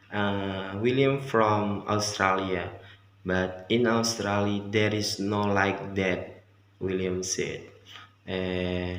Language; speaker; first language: English; non-native, learner; Indonesian